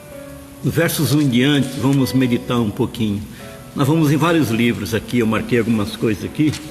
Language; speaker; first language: Portuguese; native; Portuguese